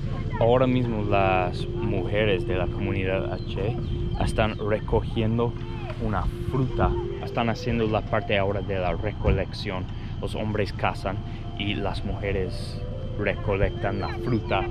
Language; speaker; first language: Spanish; non-native, fluent; English